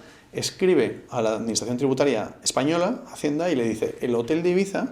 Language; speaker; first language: Spanish; native; Spanish